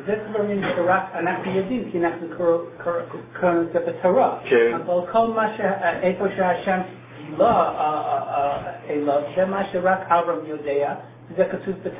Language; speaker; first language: Hebrew; non-native, fluent; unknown